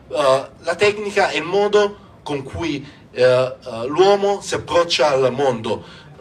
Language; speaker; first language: Italian; native; Italian